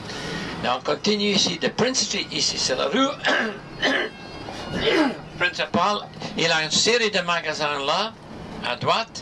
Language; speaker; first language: French; non-native, learner; English